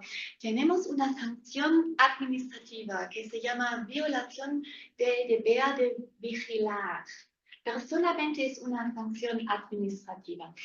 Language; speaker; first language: Spanish; non-native, fluent; German